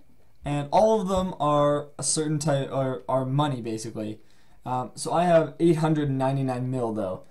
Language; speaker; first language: English; native; English